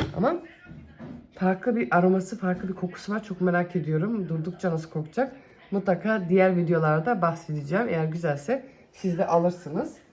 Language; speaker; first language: Turkish; early bilingual, heritage; Turkish